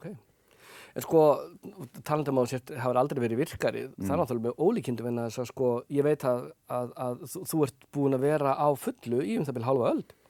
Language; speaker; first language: Icelandic; native; Icelandic